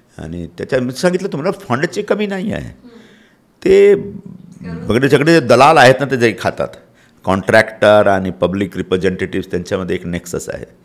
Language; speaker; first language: Marathi; non-native, local second language; Hindi